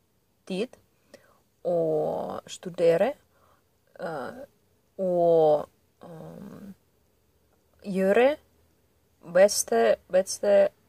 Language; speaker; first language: Norwegian; non-native, learner; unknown